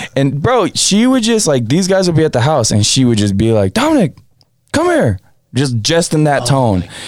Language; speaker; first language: English; native; English